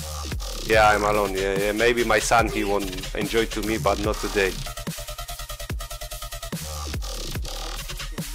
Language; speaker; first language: English; non-native, learner; Polish